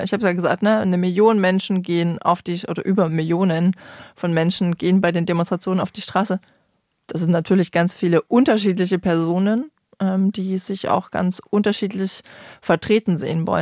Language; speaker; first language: German; native; German